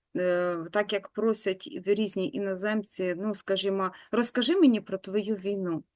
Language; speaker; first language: Ukrainian; native; Ukrainian